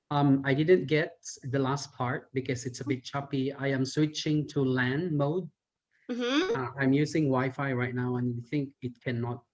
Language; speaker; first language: English; non-native, fluent; Thai